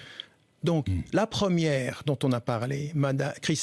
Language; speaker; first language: French; early bilingual, other home language; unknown